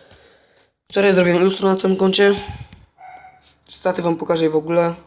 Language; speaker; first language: Polish; native; Polish